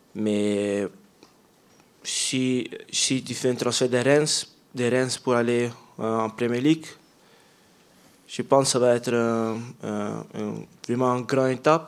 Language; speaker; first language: French; non-native, learner; Dutch